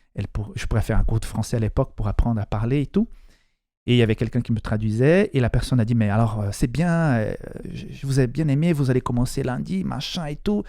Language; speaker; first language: French; non-native, fluent; Portuguese